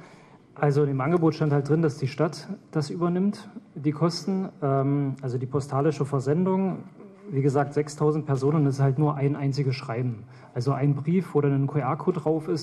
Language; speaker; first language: German; native; German